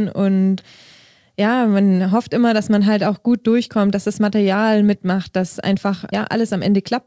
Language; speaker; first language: German; native; German